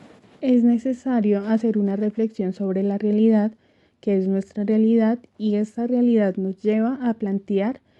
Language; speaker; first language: Spanish; native; Spanish